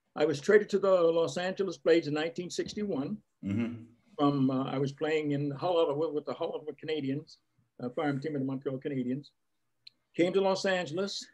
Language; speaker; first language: English; native; English